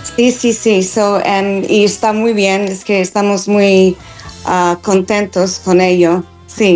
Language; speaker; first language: Spanish; non-native, fluent; English